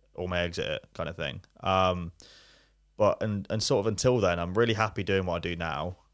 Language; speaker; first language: English; native; English